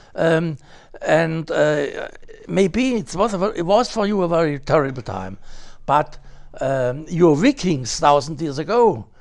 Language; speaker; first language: English; non-native, learner; German